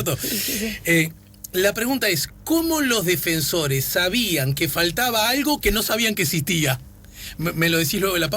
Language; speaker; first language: Spanish; native; Spanish